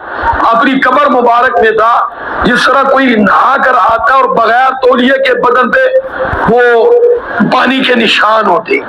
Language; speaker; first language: Urdu; native; Urdu